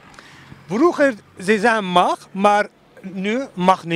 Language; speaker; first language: Dutch; non-native, learner; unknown